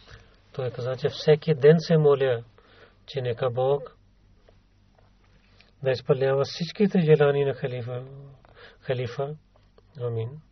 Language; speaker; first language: Bulgarian; non-native, learner; Urdu